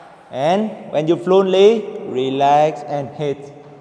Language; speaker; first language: English; non-native, learner; Vietnamese